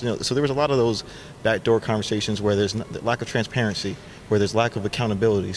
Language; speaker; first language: English; native; English